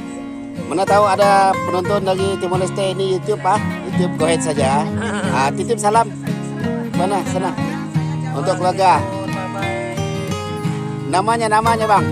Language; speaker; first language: Indonesian; non-native, local second language; Malay